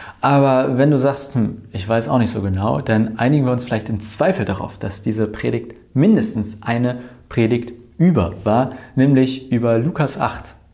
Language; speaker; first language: German; native; German